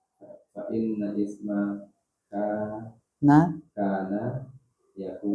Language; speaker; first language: Arabic; non-native, learner; Indonesian